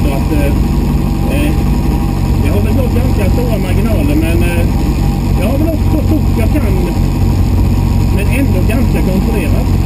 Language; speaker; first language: Swedish; native; Swedish